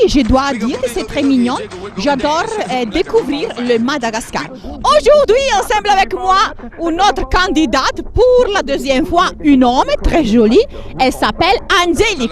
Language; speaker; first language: French; non-native, fluent; Italian